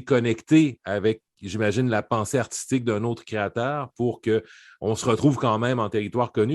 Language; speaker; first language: French; native; French